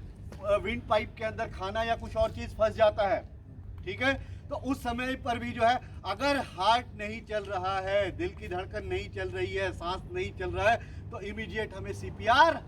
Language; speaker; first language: Hindi; native; Hindi